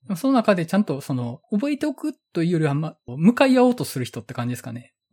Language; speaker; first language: Japanese; native; Japanese